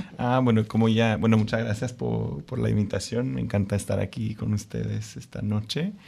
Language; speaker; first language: Spanish; non-native, fluent; French